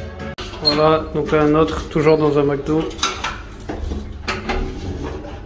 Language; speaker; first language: French; native; French